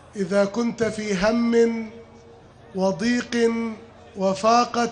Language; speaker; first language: Arabic; native; Arabic